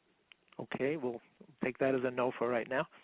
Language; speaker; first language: English; native; English